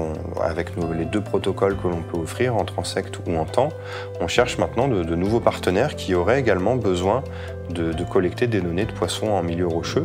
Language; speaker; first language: French; native; French